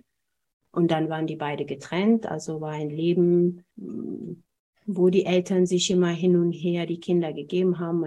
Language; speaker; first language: German; non-native, fluent; Amharic